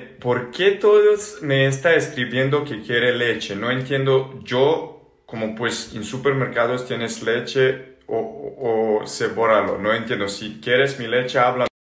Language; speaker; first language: Spanish; non-native, learner; Serbian